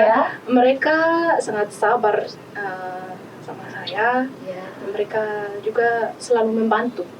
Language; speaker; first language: Indonesian; non-native, learner; Malagasy